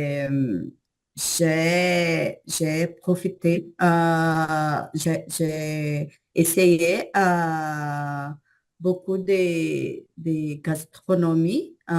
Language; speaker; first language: French; non-native, learner; Portuguese